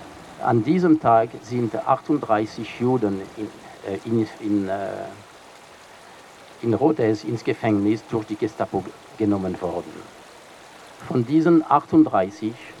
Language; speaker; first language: German; non-native, fluent; French